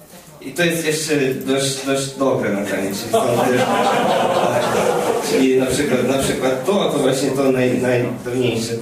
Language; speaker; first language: Polish; non-native, fluent; Ukrainian